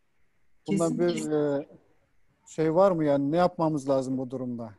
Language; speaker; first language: Turkish; non-native, fluent; Kyrgyz